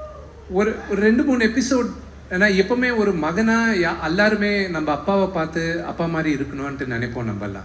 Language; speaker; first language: Tamil; non-native, local second language; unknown